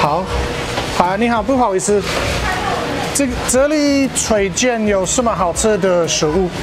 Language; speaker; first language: Chinese; non-native, learner; English